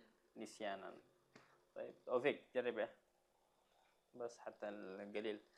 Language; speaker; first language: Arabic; non-native, fluent; Indonesian